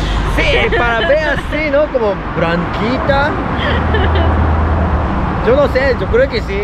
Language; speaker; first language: Spanish; non-native, learner; Japanese